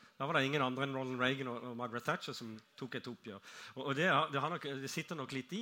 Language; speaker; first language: Norwegian; native; Norwegian